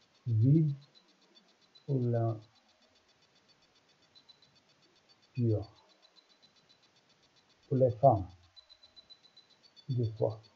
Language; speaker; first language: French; non-native, learner; Romanian